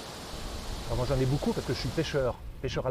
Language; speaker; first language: French; native; French